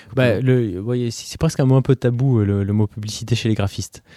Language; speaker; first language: French; native; French